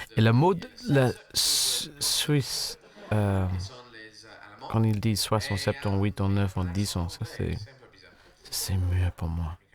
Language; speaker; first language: French; non-native, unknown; English